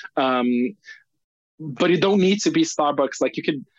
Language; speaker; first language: English; non-native, fluent; Portuguese